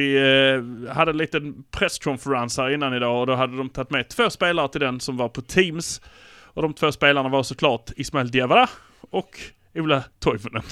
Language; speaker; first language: Swedish; native; Swedish